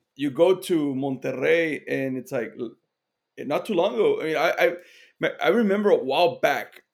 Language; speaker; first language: English; native; English